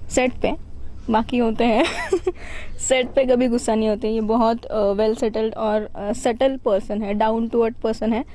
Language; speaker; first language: Hindi; non-native, local second language; Marathi